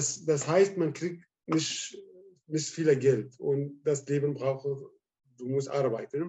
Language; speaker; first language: German; non-native, learner; Arabic